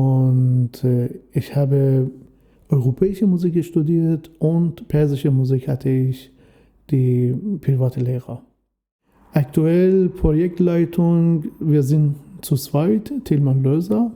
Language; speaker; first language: German; non-native, fluent; Persian